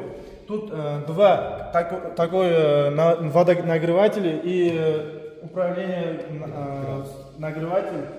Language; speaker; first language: Russian; non-native, learner; Uzbek